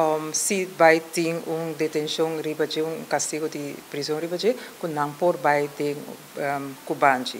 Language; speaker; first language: Portuguese; non-native, learner; Papiamento